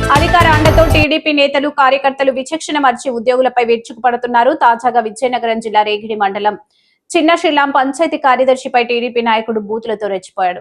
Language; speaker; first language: Telugu; native; Telugu